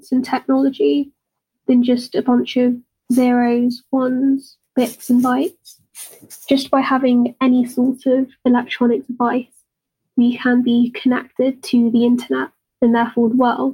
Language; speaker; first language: English; native; English